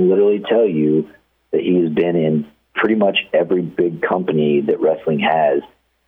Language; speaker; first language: English; native; English